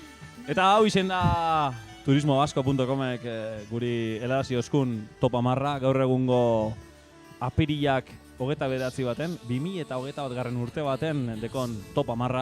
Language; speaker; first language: Basque; native; Basque